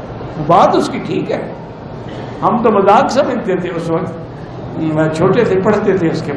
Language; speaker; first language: Urdu; native; Urdu